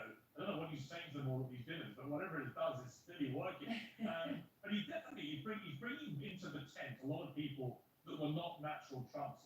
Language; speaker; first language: English; native; English